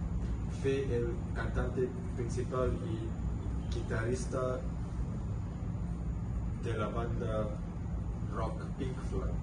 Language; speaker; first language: Spanish; non-native, learner; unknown